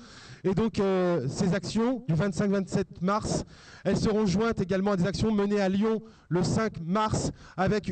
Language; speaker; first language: French; native; French